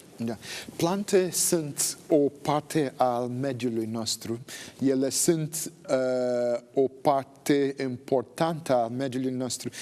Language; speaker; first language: Romanian; non-native, fluent; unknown